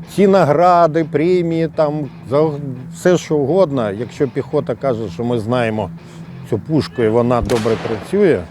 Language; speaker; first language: Ukrainian; early bilingual, other home language; Russian